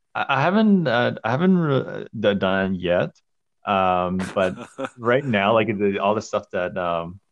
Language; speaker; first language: English; native; English